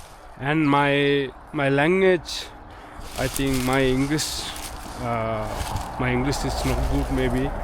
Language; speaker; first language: English; non-native, learner; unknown